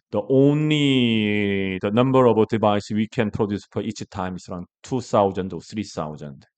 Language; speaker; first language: English; non-native, learner; Korean